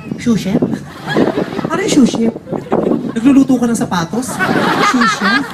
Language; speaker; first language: Filipino; native; Filipino